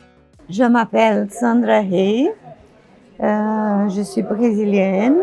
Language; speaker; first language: French; non-native, fluent; Portuguese